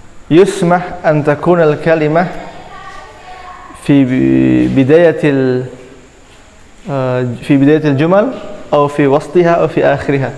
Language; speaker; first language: Arabic; non-native, fluent; Indonesian